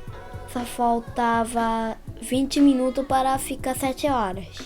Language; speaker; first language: Portuguese; early bilingual, heritage; Portuguese